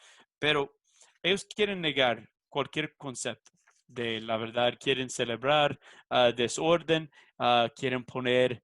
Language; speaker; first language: Spanish; non-native, fluent; English